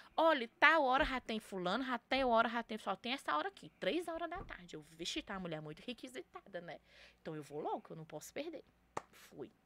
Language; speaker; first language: Portuguese; native; Portuguese